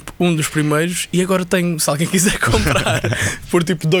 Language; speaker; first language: Portuguese; native; Portuguese